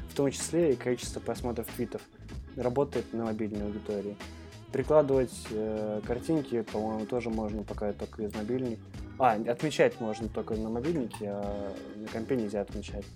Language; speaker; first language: Russian; native; Russian